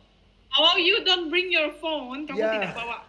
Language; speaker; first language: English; non-native, fluent; Indonesian